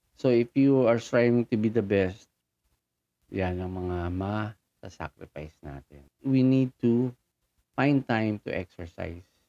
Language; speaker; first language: Filipino; native; Filipino